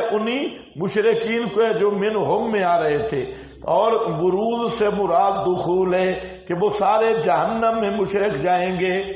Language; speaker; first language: Urdu; non-native, local second language; Saraiki